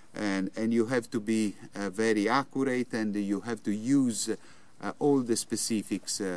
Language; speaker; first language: English; non-native, fluent; Italian